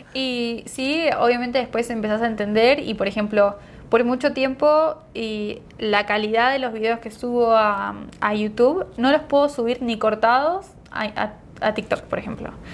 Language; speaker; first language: Spanish; native; Spanish